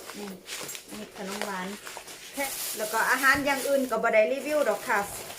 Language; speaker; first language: Thai; native; Thai